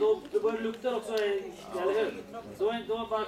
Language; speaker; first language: Swedish; non-native, learner; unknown